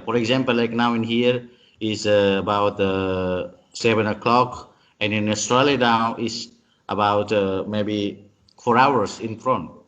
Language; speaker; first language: English; non-native, learner; Indonesian